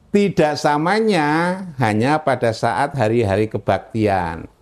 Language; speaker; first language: Indonesian; non-native, local second language; Javanese